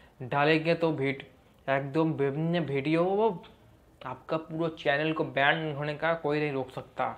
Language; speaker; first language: Hindi; non-native, local second language; Bangla